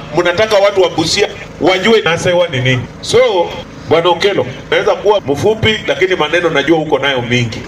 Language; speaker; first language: Swahili; non-native, local second language; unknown